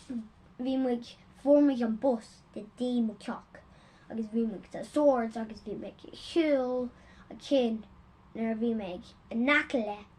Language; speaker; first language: Irish; non-native, local second language; English